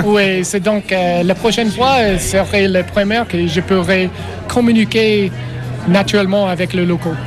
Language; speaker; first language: French; non-native, learner; English